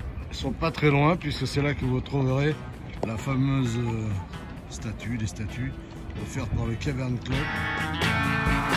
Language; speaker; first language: French; native; French